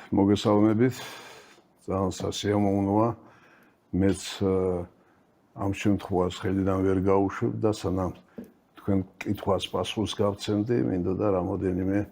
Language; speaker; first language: Georgian; native; Georgian